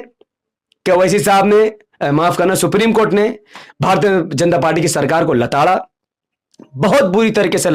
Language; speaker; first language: Hindi; native; Hindi